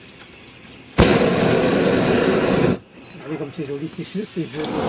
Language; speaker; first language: French; native; French